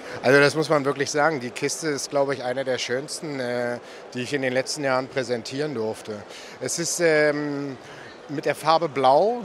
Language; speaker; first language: German; native; German